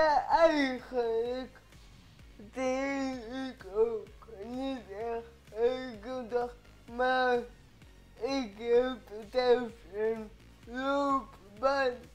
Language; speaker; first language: Dutch; early bilingual, other home language; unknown